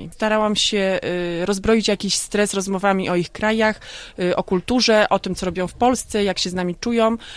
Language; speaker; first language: Polish; native; Polish